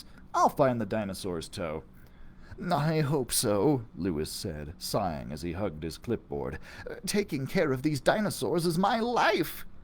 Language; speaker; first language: English; native; English